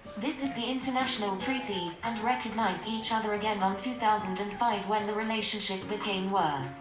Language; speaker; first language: English; non-native, fluent; Japanese